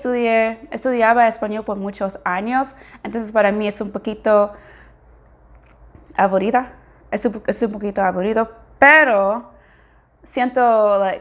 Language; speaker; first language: Spanish; non-native, fluent; English